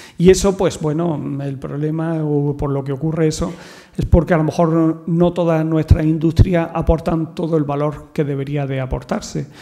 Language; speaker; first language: Spanish; native; Spanish